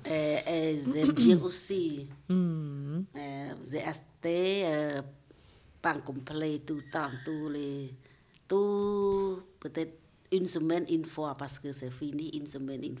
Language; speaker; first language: French; non-native, learner; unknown